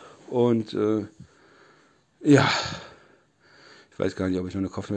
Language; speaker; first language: German; native; German